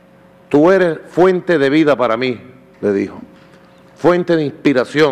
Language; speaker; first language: Spanish; native; Spanish